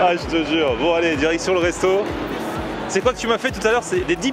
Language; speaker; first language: French; native; French